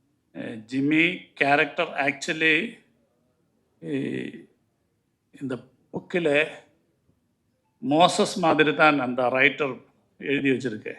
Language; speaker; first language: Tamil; non-native, learner; Malayalam